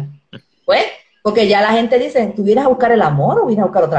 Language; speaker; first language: Spanish; native; Spanish